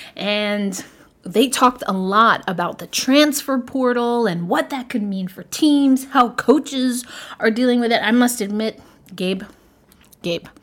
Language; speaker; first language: English; native; English